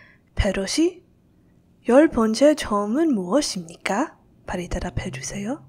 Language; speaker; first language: Korean; non-native, learner; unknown